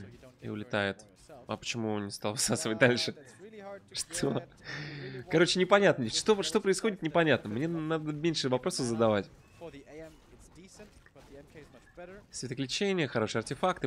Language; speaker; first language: Russian; native; Russian